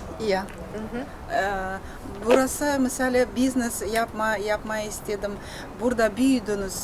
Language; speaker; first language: Turkish; non-native, learner; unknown